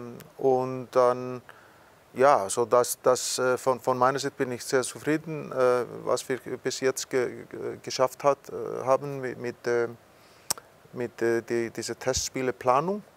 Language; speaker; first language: German; non-native, fluent; Icelandic